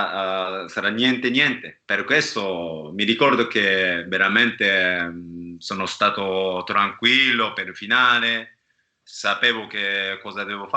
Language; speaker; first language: Italian; non-native, learner; Japanese